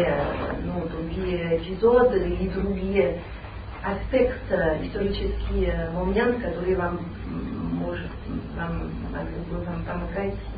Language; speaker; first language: Russian; non-native, learner; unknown